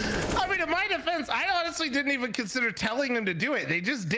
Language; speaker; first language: English; native; English